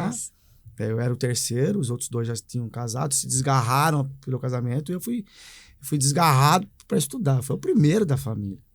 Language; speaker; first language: Portuguese; native; Portuguese